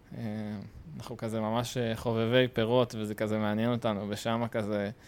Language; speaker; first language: Hebrew; native; Hebrew